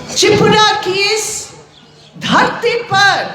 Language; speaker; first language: Hindi; non-native, local second language; Bangla